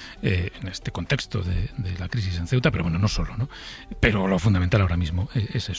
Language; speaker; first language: Spanish; native; Spanish